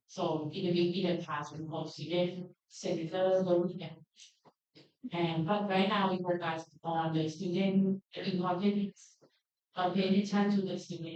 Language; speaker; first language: English; non-native, learner; Thai